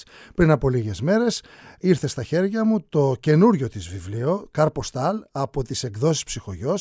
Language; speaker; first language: Greek; native; Greek